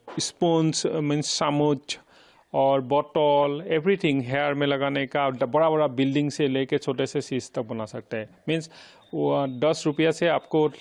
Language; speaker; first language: Hindi; non-native, local second language; Assamese